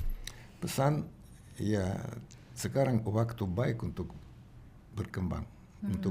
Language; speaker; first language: Indonesian; non-native, learner; Russian